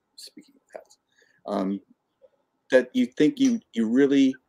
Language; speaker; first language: English; native; English